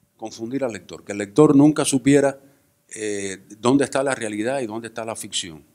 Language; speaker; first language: Spanish; native; Spanish